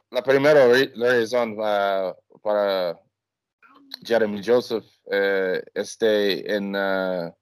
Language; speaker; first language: Spanish; non-native, learner; English